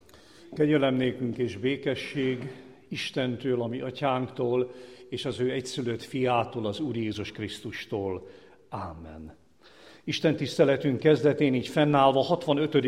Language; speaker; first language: Hungarian; native; Hungarian